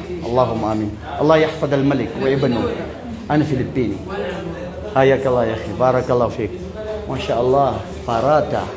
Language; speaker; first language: Arabic; non-native, learner; Maranao